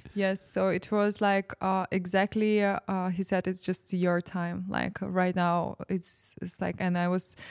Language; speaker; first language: English; non-native, fluent; Ukrainian